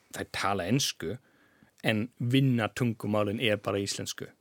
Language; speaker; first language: Icelandic; non-native, fluent; German